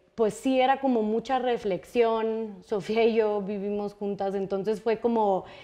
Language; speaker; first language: Spanish; native; Spanish